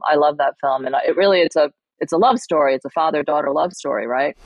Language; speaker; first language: English; early bilingual, other home language; Chinese